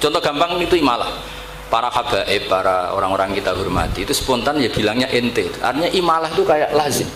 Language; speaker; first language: Indonesian; non-native, local second language; Javanese